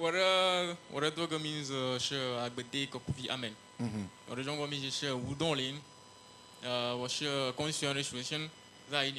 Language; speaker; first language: Chinese; non-native, learner; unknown